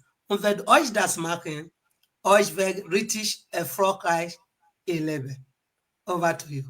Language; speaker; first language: German; non-native, fluent; Igbo